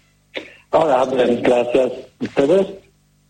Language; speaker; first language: Spanish; non-native, learner; Polish